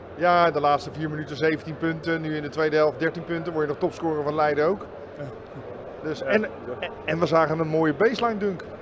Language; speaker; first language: Dutch; native; Dutch